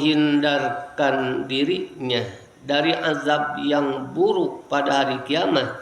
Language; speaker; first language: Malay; non-native, local second language; Sundanese